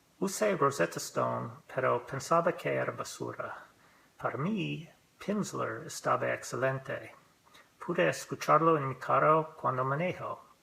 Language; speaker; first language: Spanish; non-native, learner; English